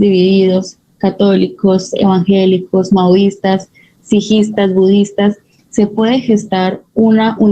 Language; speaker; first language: Spanish; native; Spanish